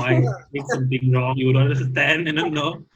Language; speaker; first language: English; non-native, learner; Thai